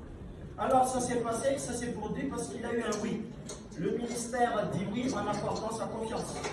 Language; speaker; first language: French; non-native, local second language; Malagasy